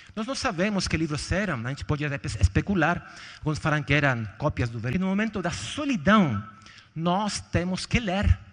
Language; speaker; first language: Portuguese; non-native, fluent; Spanish